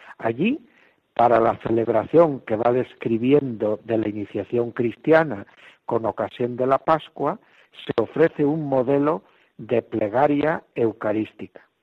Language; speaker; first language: Spanish; native; Spanish